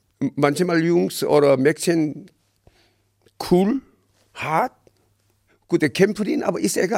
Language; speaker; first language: German; non-native, learner; Korean